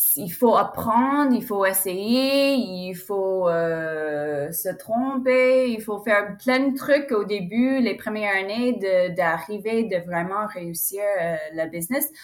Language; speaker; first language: French; non-native, fluent; English